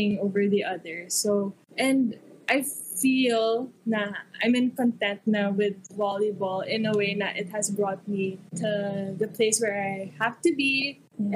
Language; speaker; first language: English; non-native, local second language; Hiligaynon